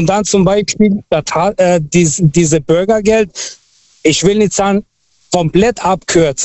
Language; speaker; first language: German; non-native, local second language; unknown